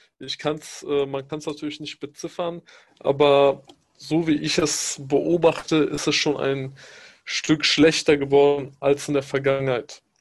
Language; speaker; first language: German; early bilingual, other home language; Pashto